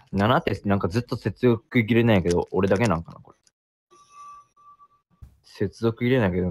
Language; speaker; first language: Japanese; native; Japanese